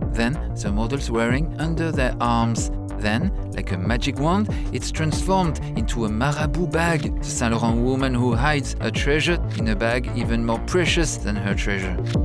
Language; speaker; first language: English; non-native, fluent; French